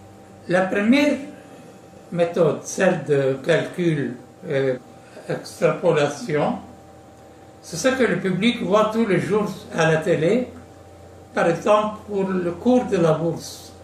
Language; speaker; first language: French; non-native, local second language; Arabic